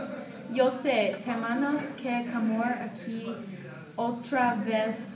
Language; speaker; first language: Spanish; non-native, learner; English